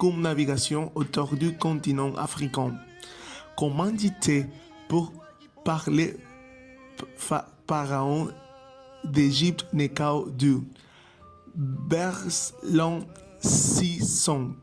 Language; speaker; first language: French; non-native, learner; Spanish